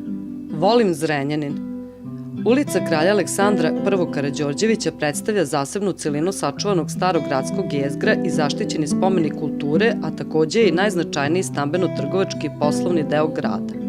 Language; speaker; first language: Serbian; native; Serbian